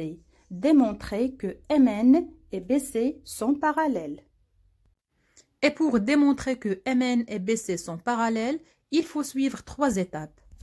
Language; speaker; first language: French; non-native, local second language; Arabic